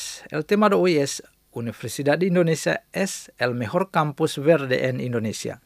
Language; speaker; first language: Spanish; non-native, fluent; Indonesian